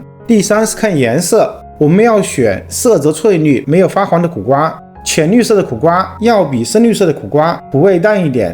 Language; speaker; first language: Chinese; native; Chinese